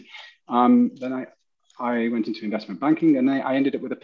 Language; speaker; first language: English; native; English